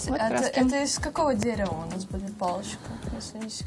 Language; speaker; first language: Russian; native; Russian